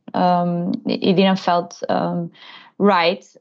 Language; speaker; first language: English; non-native, fluent; Portuguese